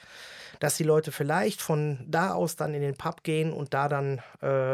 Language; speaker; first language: German; native; German